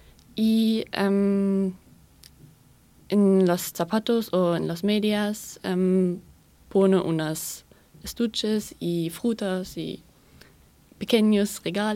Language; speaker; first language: Spanish; non-native, learner; German